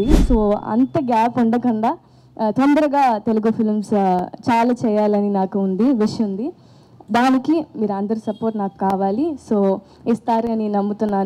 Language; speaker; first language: Telugu; non-native, local second language; Tamil